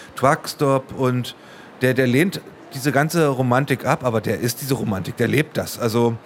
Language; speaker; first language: German; native; German